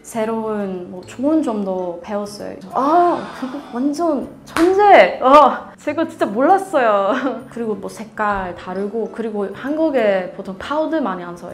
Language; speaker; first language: Korean; non-native, learner; Swedish